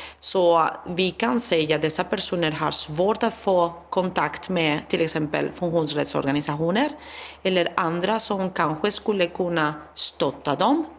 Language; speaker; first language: Swedish; non-native, fluent; Spanish